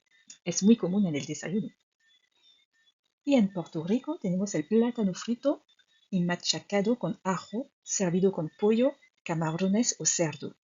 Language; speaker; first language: Spanish; non-native, fluent; French